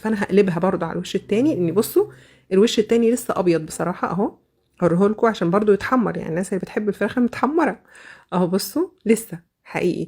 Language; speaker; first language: Arabic; native; Arabic